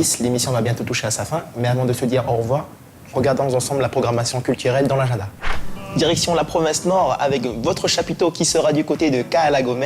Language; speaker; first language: French; native; French